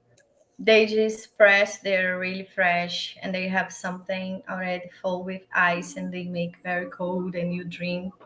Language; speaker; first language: English; non-native, learner; Portuguese